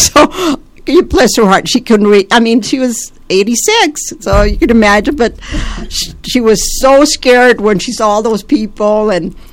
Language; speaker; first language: English; early bilingual, other home language; Italian